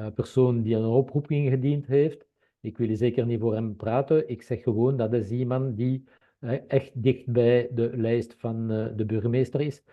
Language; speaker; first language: Dutch; non-native, local second language; French